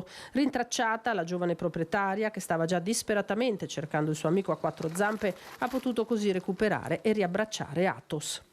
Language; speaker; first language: Italian; native; Italian